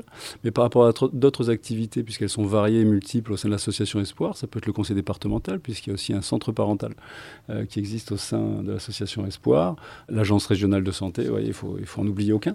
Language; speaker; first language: French; native; French